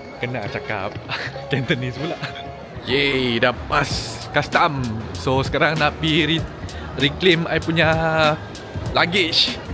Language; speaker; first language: Malay; non-native, local second language; Chinese